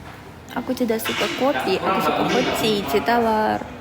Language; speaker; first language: Indonesian; non-native, learner; Russian